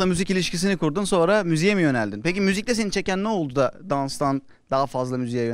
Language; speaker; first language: Turkish; native; Turkish